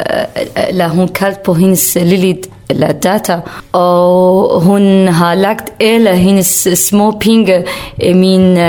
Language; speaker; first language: Danish; non-native, learner; Kurdish